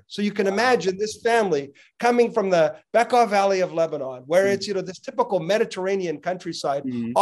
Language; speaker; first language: English; native; English